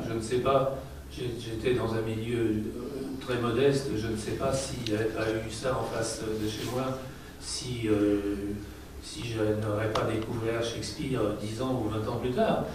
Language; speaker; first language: French; native; French